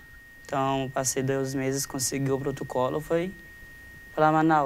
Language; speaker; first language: Portuguese; non-native, fluent; Haitian Creole